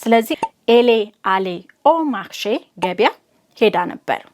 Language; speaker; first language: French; non-native, fluent; Amharic